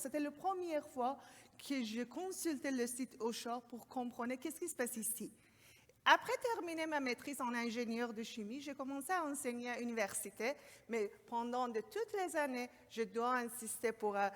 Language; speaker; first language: French; non-native, learner; Persian